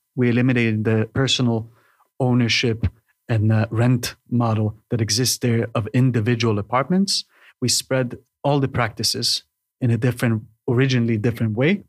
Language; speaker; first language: English; non-native, fluent; Hebrew